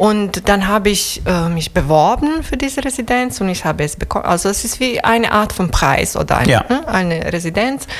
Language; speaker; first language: German; non-native, fluent; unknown